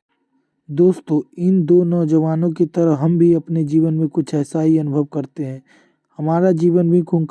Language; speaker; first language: Hindi; native; Hindi